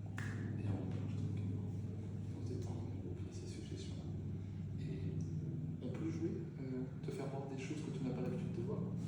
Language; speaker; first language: French; native; French